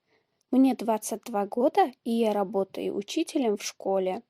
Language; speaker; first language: Russian; non-native, fluent; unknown